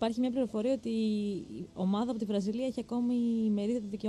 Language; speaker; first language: Greek; native; Greek